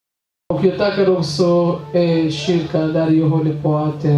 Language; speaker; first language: Swedish; non-native, learner; Swahili